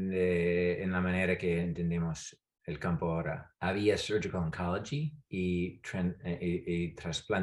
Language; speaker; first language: Spanish; non-native, fluent; English